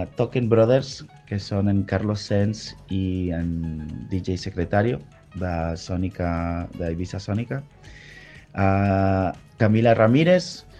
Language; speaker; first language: Catalan; non-native, local second language; Spanish